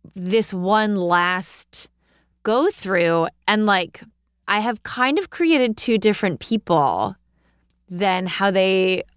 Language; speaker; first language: English; native; English